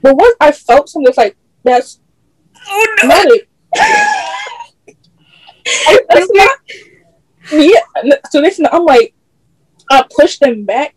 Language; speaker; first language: English; native; English